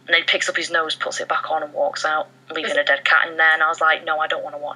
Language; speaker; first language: English; native; English